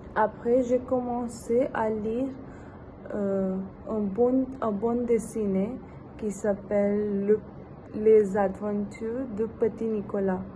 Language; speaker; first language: French; non-native, learner; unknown